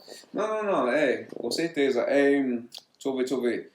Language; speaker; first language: Portuguese; non-native, fluent; English